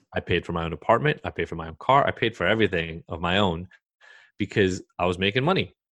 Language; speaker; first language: English; early bilingual, other home language; Hebrew